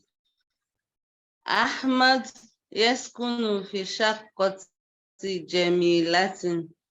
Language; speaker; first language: Arabic; non-native, learner; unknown